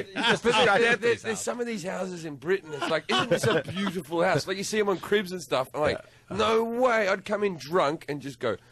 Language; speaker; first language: English; native; English